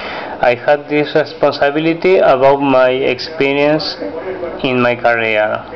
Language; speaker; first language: English; non-native, learner; Spanish